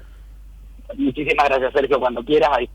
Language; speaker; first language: Spanish; native; Spanish